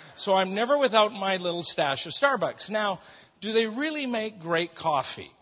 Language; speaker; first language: English; native; English